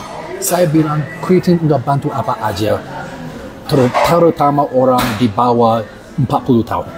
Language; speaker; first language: Indonesian; non-native, learner; English